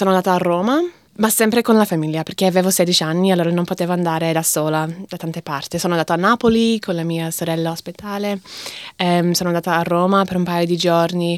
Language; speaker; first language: Italian; non-native, fluent; English